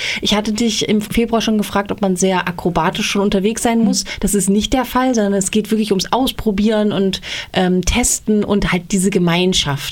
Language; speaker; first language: German; native; German